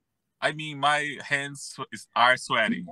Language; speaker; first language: English; non-native, learner; Portuguese